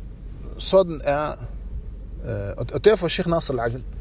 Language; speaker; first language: Danish; non-native, fluent; Arabic